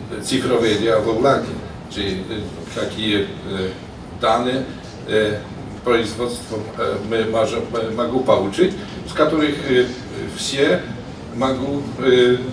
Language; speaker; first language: Russian; non-native, learner; Polish